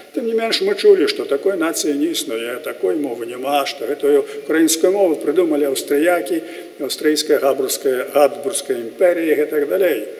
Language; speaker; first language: Russian; non-native, local second language; Belarusian